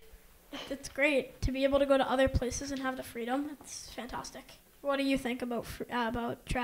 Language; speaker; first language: English; native; English